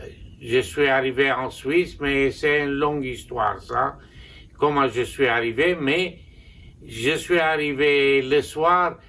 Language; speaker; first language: French; non-native, local second language; Armenian